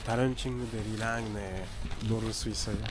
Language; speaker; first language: Korean; non-native, learner; French